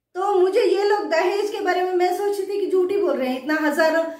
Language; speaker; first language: Hindi; non-native, local second language; Kannada